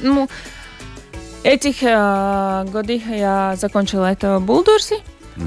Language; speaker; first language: Russian; non-native, local second language; Latvian